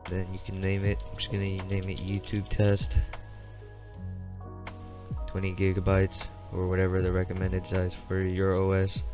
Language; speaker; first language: English; native; English